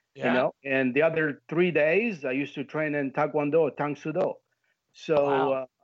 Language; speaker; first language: English; early bilingual, heritage; Spanish